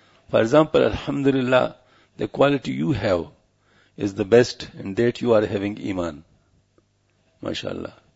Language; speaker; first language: English; non-native, local second language; Pashto